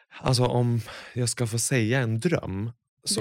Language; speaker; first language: Swedish; native; Swedish